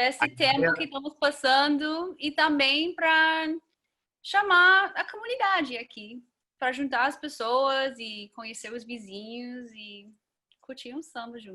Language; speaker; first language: Portuguese; non-native, fluent; English